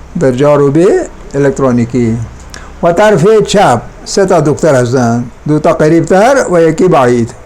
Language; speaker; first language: Persian; non-native, fluent; Urdu